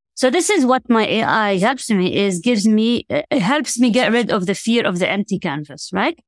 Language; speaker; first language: English; non-native, fluent; Arabic